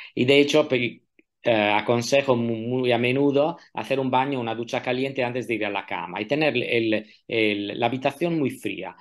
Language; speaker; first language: Spanish; non-native, fluent; Italian